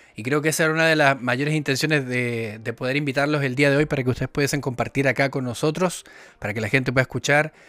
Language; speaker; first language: Spanish; native; Spanish